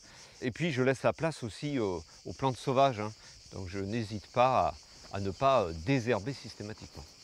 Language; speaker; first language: French; native; French